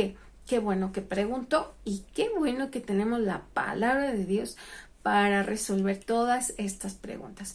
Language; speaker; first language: Spanish; native; Spanish